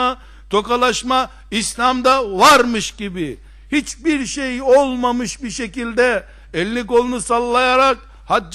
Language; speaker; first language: Turkish; native; Turkish